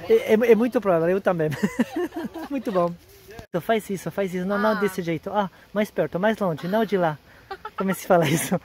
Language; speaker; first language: Portuguese; non-native, learner; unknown